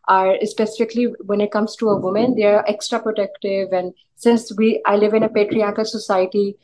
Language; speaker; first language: English; early bilingual, other home language; Urdu